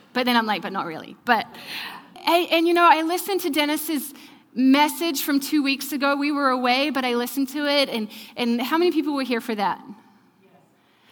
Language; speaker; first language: English; native; English